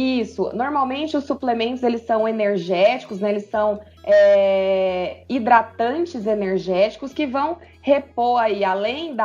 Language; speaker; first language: Portuguese; native; Portuguese